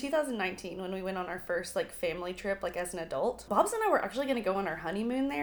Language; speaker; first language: English; native; English